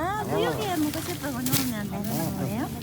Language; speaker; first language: Korean; non-native, fluent; Japanese